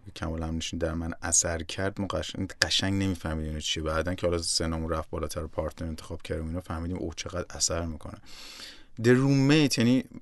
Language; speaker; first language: Persian; native; Persian